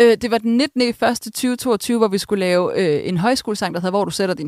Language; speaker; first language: Danish; native; Danish